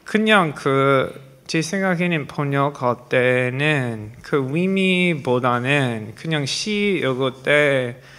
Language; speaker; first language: Korean; non-native, learner; English